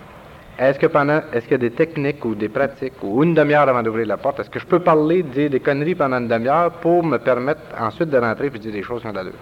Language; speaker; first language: French; native; French